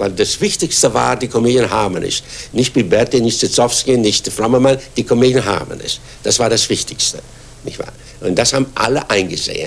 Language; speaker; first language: German; non-native, fluent; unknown